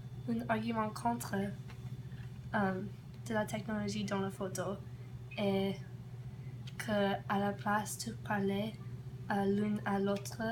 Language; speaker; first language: French; non-native, learner; English